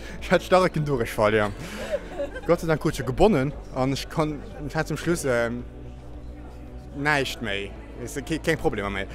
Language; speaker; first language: German; non-native, local second language; Luxembourgish